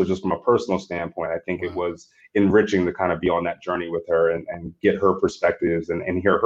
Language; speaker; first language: English; native; English